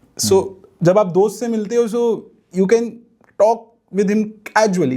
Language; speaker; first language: Hindi; native; Hindi